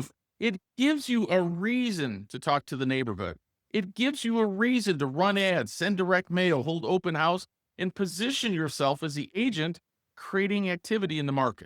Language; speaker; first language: English; native; English